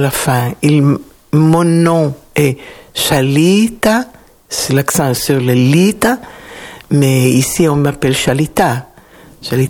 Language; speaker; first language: French; non-native, fluent; Hebrew